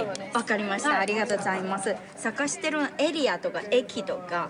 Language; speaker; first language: Japanese; non-native, fluent; Chinese